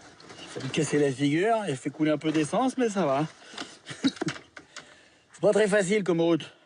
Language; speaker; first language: French; native; French